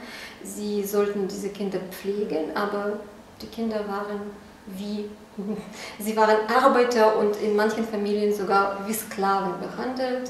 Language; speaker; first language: German; non-native, fluent; Russian